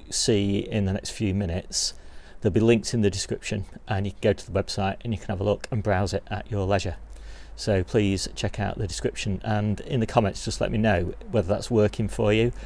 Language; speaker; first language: English; native; English